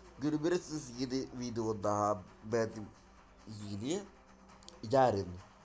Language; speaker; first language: Turkish; non-native, learner; Russian